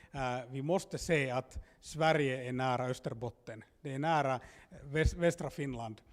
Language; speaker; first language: Swedish; non-native, local second language; Finnish